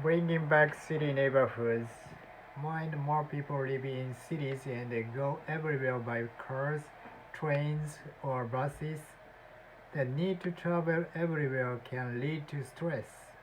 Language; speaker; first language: English; non-native, learner; Japanese